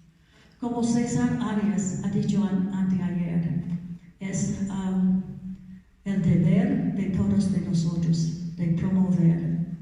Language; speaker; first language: Spanish; non-native, learner; English